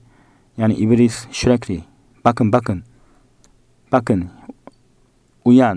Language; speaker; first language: Turkish; non-native, fluent; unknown